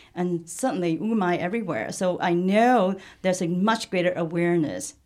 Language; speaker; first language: English; non-native, local second language; Chinese